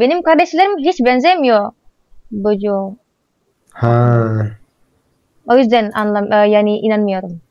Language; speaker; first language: Turkish; non-native, learner; Indonesian